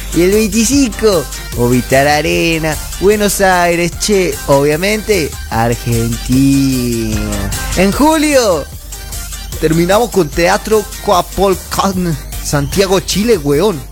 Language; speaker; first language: Spanish; native; Spanish